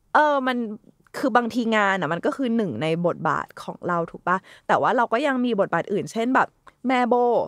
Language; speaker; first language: Thai; native; Thai